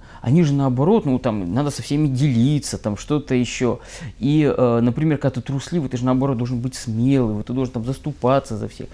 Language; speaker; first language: Russian; native; Russian